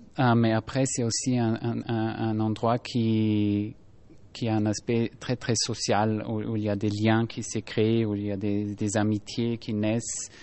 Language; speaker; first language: French; non-native, fluent; German